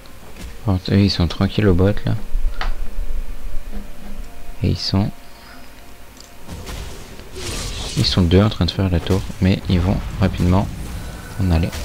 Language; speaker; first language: French; native; French